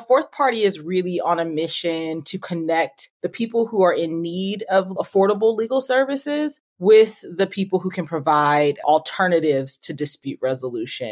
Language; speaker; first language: English; native; English